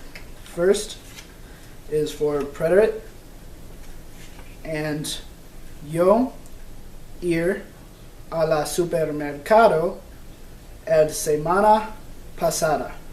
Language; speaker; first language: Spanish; non-native, learner; English